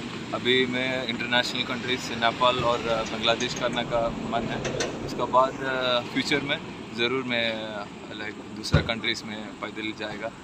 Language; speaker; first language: Hindi; non-native, local second language; Malayalam